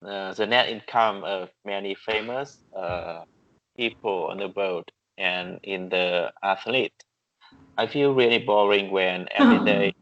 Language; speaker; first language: English; non-native, learner; Vietnamese